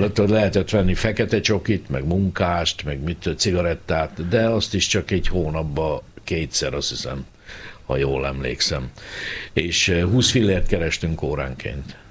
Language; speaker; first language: Hungarian; native; Hungarian